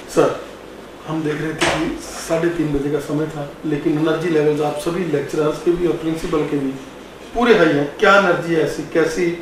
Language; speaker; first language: Hindi; non-native, local second language; Punjabi